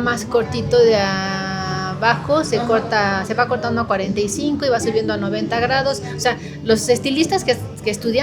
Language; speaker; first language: Spanish; native; Spanish